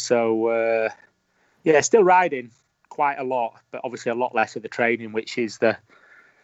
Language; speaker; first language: English; native; English